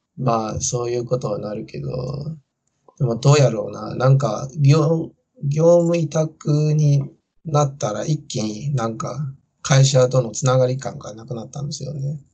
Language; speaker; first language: Japanese; non-native, fluent; Chinese